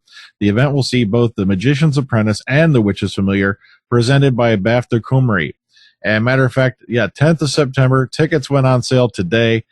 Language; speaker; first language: English; native; English